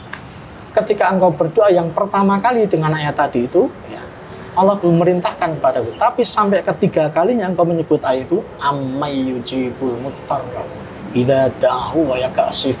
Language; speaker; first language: Indonesian; native; Indonesian